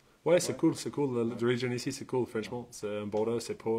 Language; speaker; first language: French; non-native, learner; English